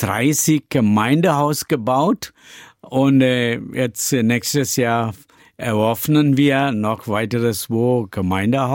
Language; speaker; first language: German; non-native, learner; Tamil